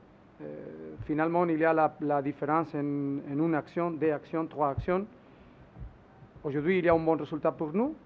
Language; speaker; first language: French; non-native, learner; Spanish